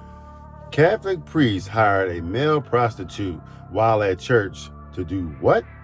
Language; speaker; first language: English; native; English